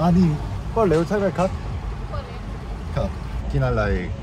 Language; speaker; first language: Thai; non-native, learner; Korean